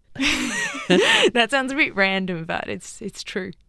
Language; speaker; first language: English; native; English